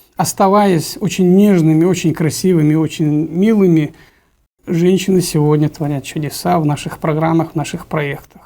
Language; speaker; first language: Russian; non-native, local second language; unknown